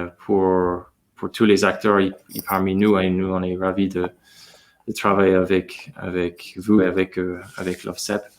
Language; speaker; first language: French; non-native, fluent; English